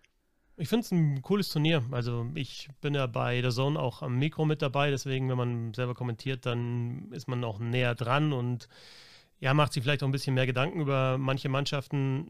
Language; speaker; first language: German; native; German